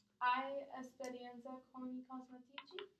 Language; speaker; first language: Italian; non-native, learner; English